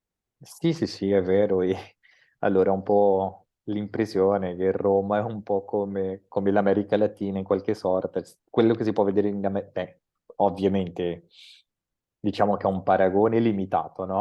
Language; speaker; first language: Italian; non-native, fluent; Portuguese